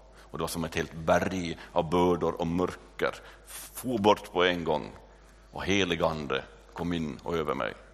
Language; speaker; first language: Swedish; native; Swedish